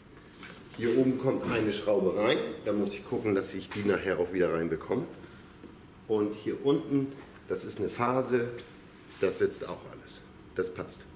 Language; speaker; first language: German; native; German